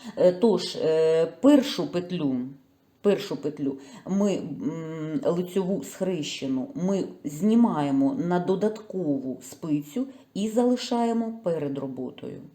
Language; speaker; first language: Ukrainian; non-native, local second language; Russian